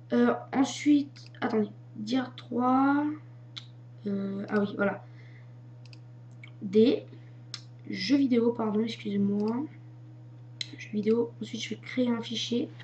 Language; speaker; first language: French; native; French